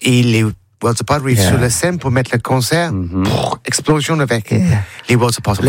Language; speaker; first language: French; non-native, learner; English